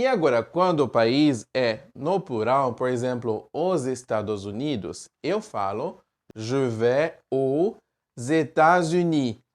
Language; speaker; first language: Portuguese; non-native, fluent; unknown